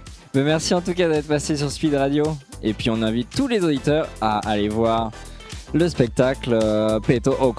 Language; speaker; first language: French; native; French